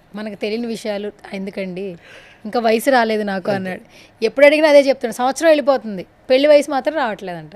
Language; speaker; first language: Telugu; native; Telugu